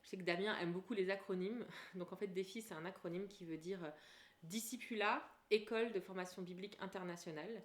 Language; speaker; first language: French; native; French